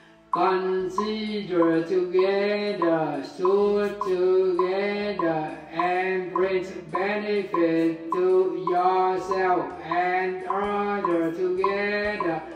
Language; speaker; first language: English; non-native, fluent; Vietnamese